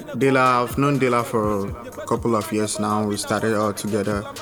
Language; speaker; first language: English; non-native, local second language; Ewe